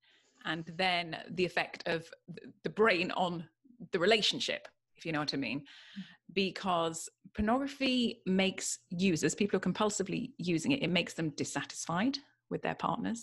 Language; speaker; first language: English; native; English